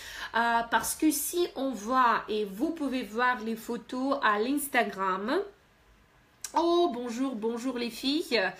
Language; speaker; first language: French; non-native, fluent; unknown